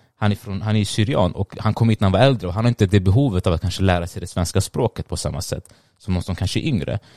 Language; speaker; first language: Swedish; early bilingual, other home language; Tigrinya